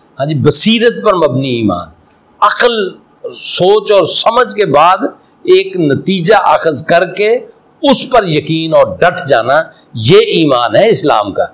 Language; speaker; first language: Urdu; non-native, local second language; Punjabi